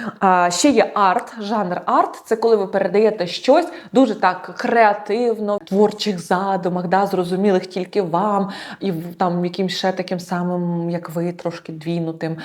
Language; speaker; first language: Ukrainian; non-native, local second language; Russian